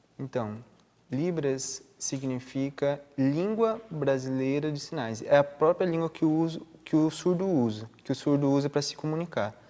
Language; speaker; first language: Portuguese; non-native, local second language; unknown